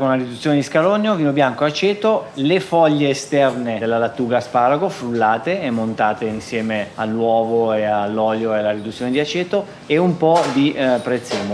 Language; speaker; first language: Italian; native; Italian